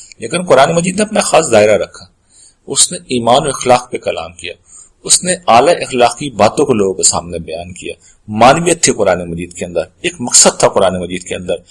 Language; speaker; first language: Urdu; native; Urdu